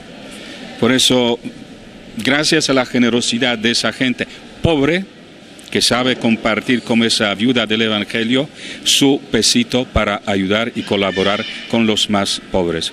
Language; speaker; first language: Spanish; non-native, fluent; Polish